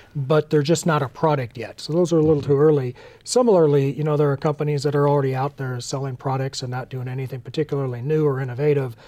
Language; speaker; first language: English; native; English